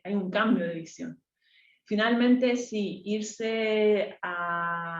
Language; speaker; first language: Spanish; native; Spanish